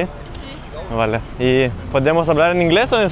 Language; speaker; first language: Spanish; non-native, learner; Lithuanian